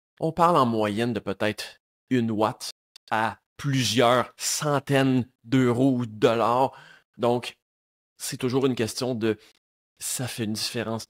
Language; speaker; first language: French; native; French